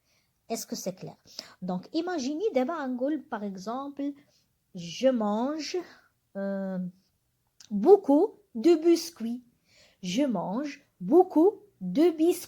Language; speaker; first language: French; non-native, local second language; Arabic